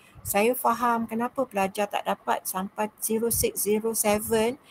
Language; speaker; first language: Malay; native; Malay